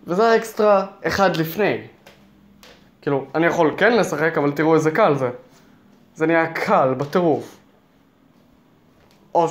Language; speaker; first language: Hebrew; native; Hebrew